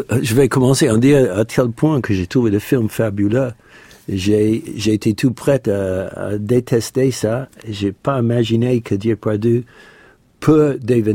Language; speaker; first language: French; non-native, fluent; English